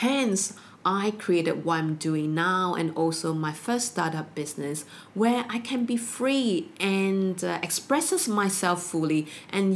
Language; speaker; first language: English; non-native, local second language; Chinese